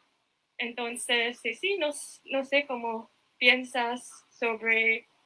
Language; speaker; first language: Spanish; non-native, fluent; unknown